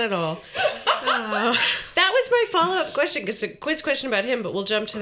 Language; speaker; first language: English; native; English